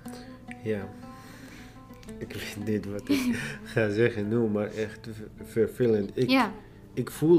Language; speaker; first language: Dutch; non-native, learner; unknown